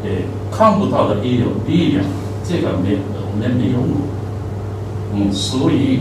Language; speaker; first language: Chinese; non-native, learner; Japanese